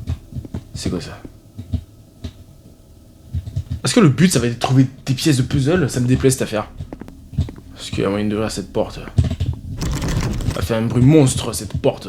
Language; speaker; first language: French; native; French